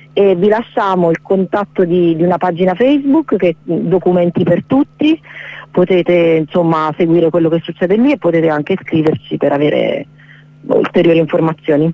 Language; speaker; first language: Italian; native; Italian